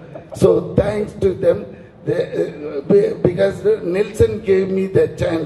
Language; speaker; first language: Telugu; non-native, learner; Tamil